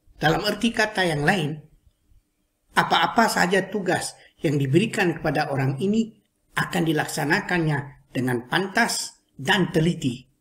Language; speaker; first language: Malay; non-native, local second language; Chinese